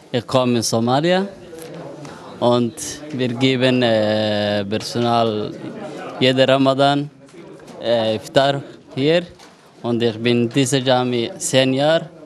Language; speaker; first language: German; non-native, learner; Somali